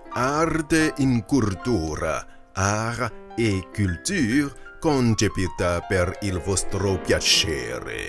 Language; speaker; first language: Italian; non-native, fluent; French